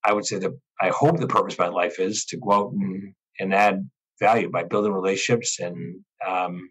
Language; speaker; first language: English; native; English